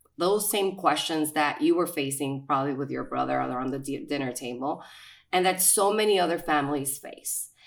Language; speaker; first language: English; non-native, fluent; Spanish